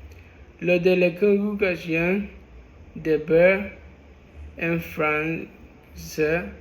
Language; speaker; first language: French; non-native, learner; Spanish